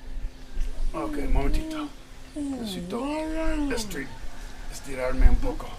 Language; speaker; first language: Spanish; non-native, learner; English